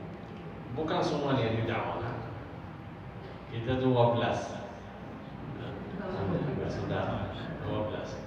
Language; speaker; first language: Indonesian; non-native, fluent; Arabic